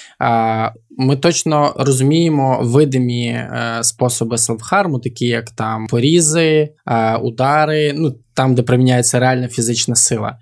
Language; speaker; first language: Ukrainian; native; Ukrainian